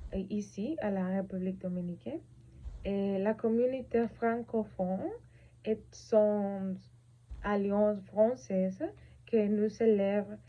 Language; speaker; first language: French; non-native, learner; Spanish